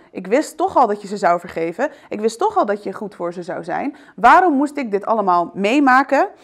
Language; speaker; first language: Dutch; early bilingual, other home language; Arabic